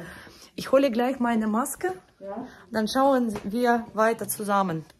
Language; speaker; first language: German; non-native, fluent; Russian